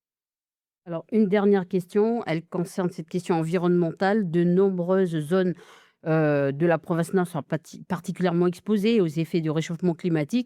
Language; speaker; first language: French; native; French